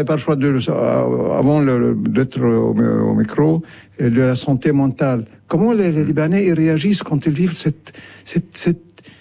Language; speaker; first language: French; non-native, local second language; Arabic